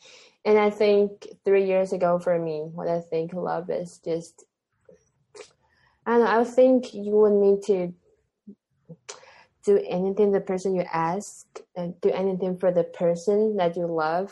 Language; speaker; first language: English; non-native, fluent; Chinese